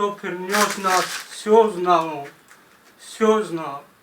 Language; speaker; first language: Russian; non-native, learner; Tajik